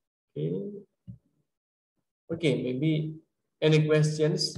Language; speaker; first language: English; non-native, learner; Indonesian